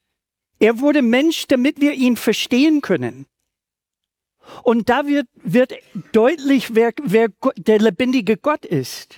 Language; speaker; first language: German; non-native, fluent; English